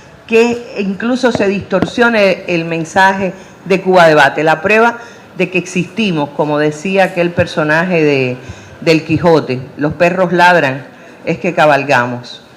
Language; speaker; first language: Spanish; native; Spanish